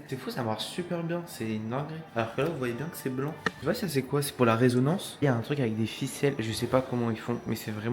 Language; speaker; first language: French; native; French